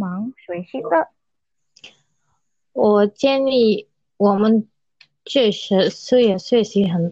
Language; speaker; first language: Chinese; non-native, learner; Indonesian